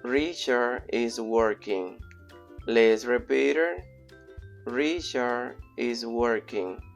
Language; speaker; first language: English; non-native, fluent; Spanish